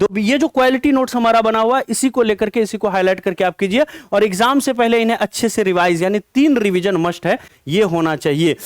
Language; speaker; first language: Hindi; native; Hindi